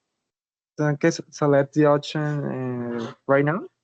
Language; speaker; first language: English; non-native, learner; Spanish